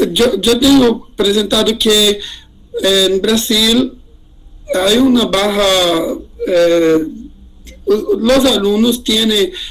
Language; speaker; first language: Spanish; non-native, learner; Portuguese